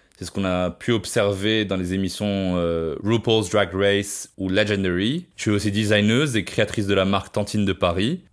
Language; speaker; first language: French; native; French